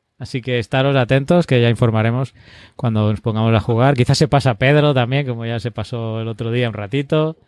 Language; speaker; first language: Spanish; native; Spanish